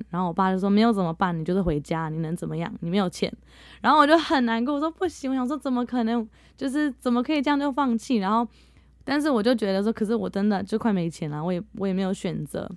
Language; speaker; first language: Chinese; early bilingual, heritage; Chinese